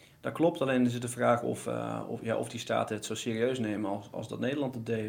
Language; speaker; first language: Dutch; native; Dutch